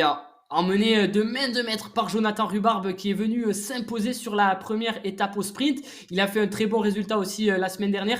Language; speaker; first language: French; native; French